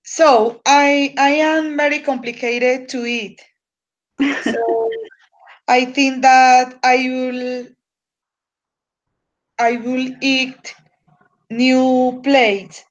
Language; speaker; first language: English; non-native, learner; Spanish